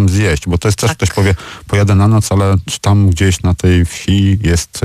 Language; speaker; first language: Polish; native; Polish